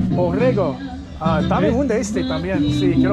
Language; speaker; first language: Spanish; non-native, learner; English